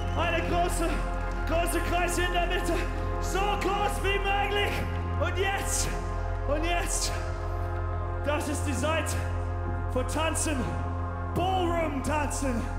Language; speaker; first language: German; non-native, learner; English